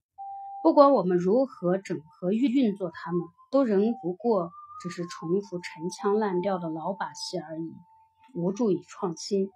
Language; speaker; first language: Chinese; native; Chinese